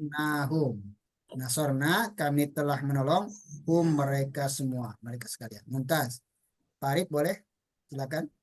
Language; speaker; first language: Indonesian; native; Indonesian